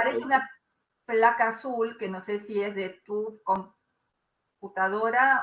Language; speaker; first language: Spanish; native; Spanish